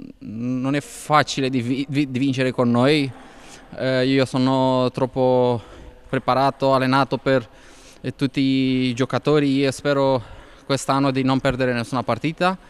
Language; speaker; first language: Italian; non-native, fluent; Romanian